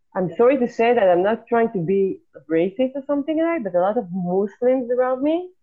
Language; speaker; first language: English; non-native, fluent; Hebrew